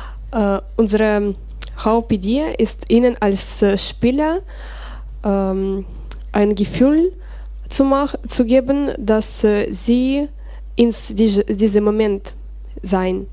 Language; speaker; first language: German; non-native, learner; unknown